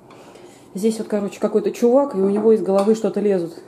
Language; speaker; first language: Russian; native; Russian